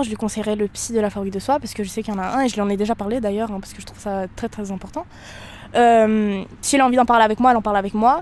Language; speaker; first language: French; native; French